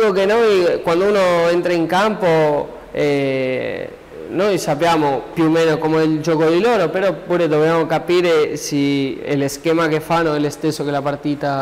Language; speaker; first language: Italian; non-native, learner; Spanish